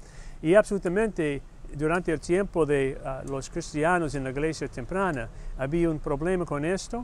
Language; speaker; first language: Spanish; non-native, fluent; English